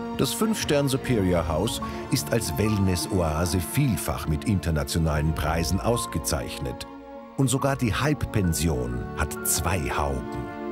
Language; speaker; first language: German; native; German